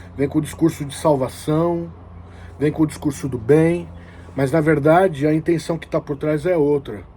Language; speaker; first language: Portuguese; native; Portuguese